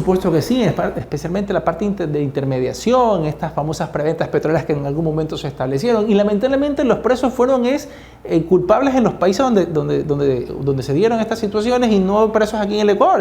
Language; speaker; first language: Spanish; native; Spanish